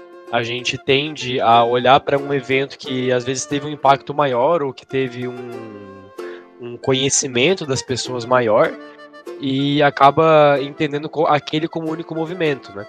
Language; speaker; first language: Portuguese; native; Portuguese